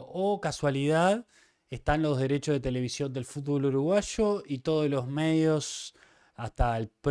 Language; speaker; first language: Spanish; native; Spanish